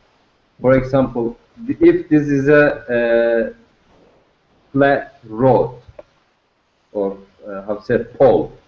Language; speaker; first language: English; non-native, learner; Turkish